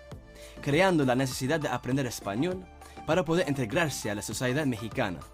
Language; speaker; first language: Spanish; non-native, fluent; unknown